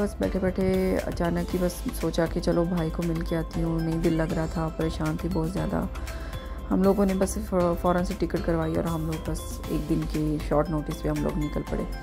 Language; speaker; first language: Urdu; native; Urdu